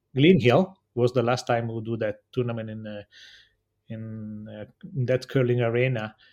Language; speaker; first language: English; non-native, learner; Italian